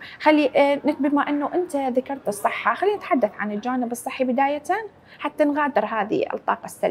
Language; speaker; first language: Arabic; native; Arabic